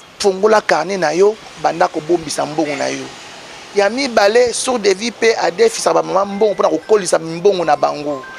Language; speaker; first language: Lingala; non-native, local second language; Kongo